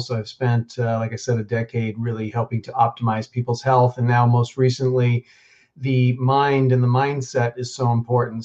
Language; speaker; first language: English; native; English